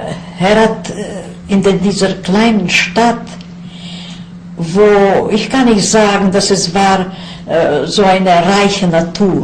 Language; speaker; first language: German; non-native, fluent; Yiddish